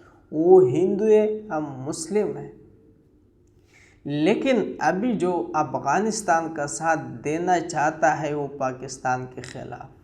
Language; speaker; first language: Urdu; non-native, local second language; Pashto